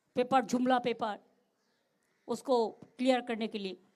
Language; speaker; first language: Hindi; non-native, local second language; Bangla